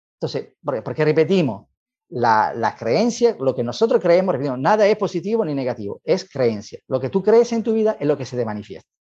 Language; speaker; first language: Spanish; non-native, fluent; Italian